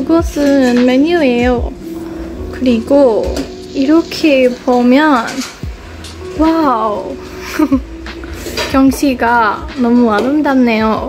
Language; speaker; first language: Korean; non-native, learner; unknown